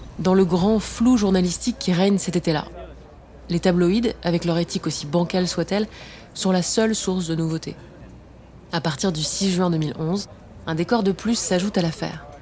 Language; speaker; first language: French; native; French